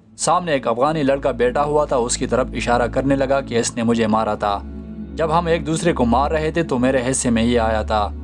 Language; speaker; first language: Urdu; non-native, local second language; Pashto